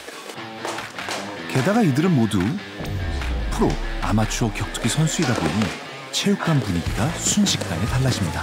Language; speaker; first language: Korean; native; Korean